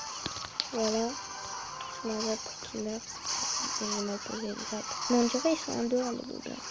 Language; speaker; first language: French; native; French